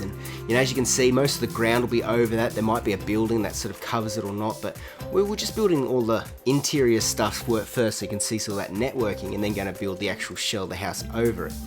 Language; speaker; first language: English; native; English